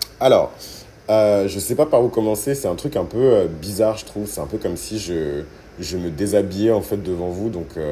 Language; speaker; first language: French; early bilingual, other home language; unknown